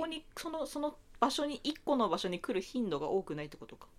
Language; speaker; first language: Japanese; non-native, fluent; Chinese